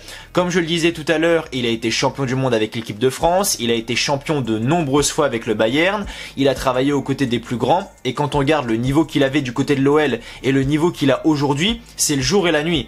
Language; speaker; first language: French; native; French